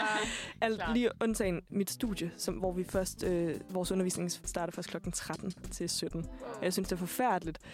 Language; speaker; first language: Danish; native; Danish